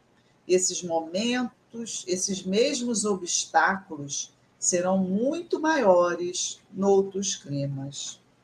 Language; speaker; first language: Portuguese; native; Portuguese